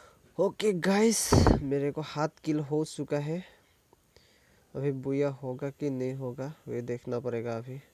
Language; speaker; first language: Hindi; non-native, local second language; Assamese